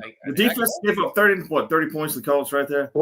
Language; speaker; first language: English; native; English